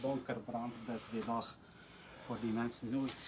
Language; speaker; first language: Dutch; non-native, learner; Arabic